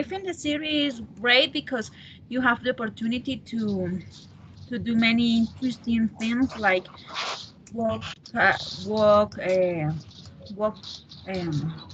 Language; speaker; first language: English; non-native, learner; Spanish